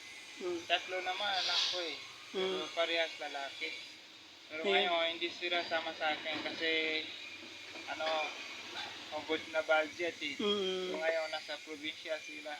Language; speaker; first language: Filipino; non-native, learner; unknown